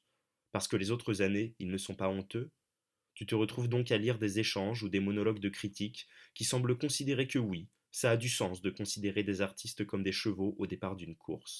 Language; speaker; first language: French; native; French